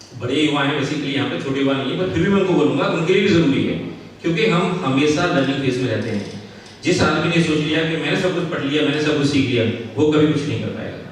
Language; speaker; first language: Hindi; native; Hindi